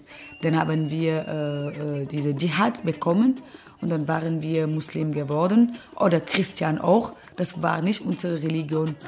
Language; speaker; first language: German; non-native, learner; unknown